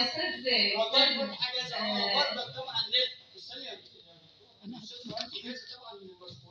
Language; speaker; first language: Arabic; native; Arabic